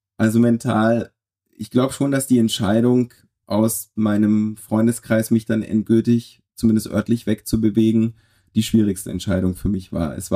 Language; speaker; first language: German; native; German